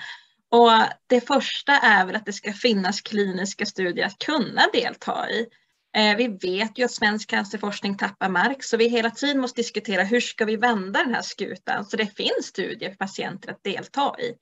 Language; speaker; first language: Swedish; native; Swedish